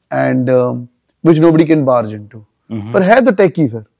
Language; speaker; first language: English; non-native, local second language; Punjabi